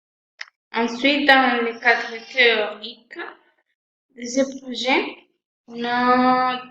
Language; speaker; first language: French; non-native, fluent; Spanish